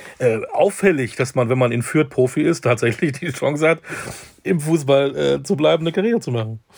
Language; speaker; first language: German; native; German